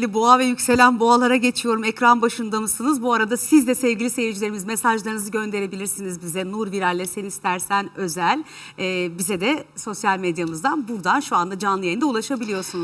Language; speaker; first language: Turkish; native; Turkish